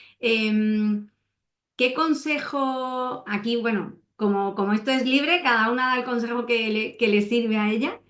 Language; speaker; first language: Spanish; native; Spanish